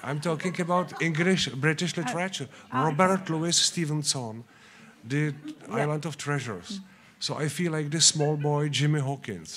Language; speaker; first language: English; non-native, learner; Czech